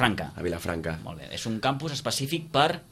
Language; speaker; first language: Catalan; native; Catalan